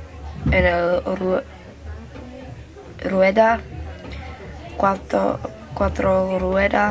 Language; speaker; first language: Spanish; non-native, learner; English